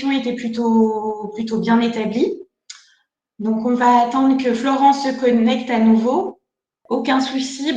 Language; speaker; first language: French; native; French